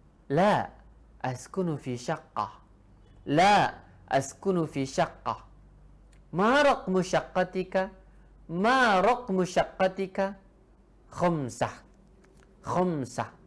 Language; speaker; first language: Arabic; non-native, fluent; Indonesian